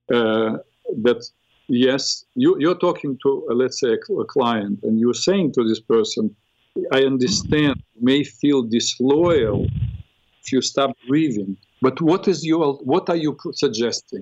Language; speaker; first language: English; non-native, fluent; Russian